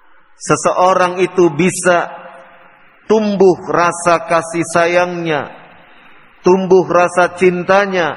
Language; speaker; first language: Indonesian; native; Indonesian